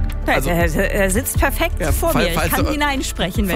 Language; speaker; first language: German; native; German